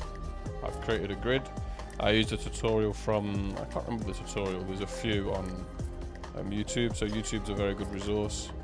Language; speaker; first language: English; native; English